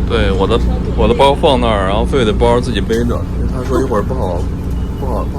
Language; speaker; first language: Chinese; native; Chinese